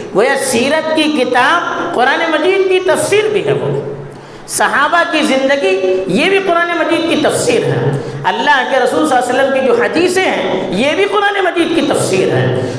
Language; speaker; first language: Urdu; non-native, local second language; Konkani